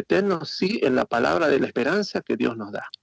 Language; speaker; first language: Spanish; native; Spanish